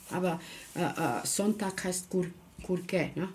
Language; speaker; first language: German; non-native, local second language; Romany